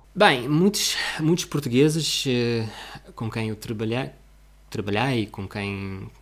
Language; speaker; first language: Portuguese; non-native, fluent; Russian